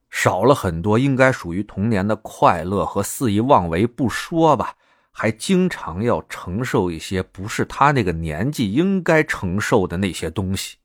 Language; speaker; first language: Chinese; native; Chinese